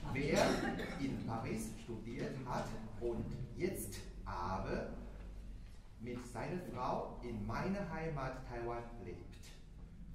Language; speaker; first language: German; non-native, fluent; Chinese